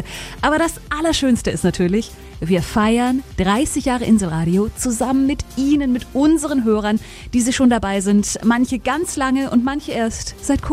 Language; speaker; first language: German; native; German